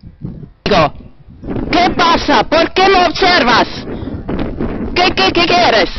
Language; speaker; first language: Spanish; non-native, fluent; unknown